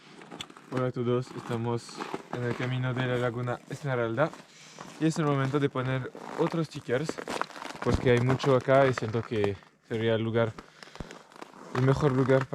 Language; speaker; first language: Spanish; non-native, learner; French